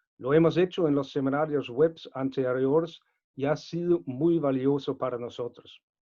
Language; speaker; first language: Spanish; non-native, fluent; Danish